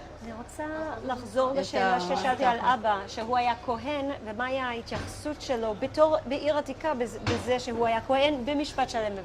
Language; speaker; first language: Hebrew; native; Hebrew